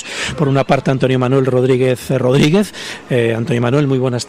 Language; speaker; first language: Spanish; native; Spanish